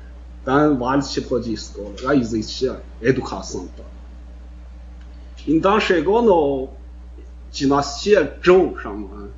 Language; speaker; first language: Portuguese; non-native, fluent; Chinese